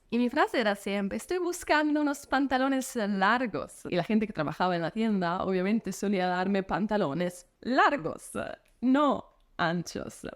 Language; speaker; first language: Spanish; non-native, fluent; Italian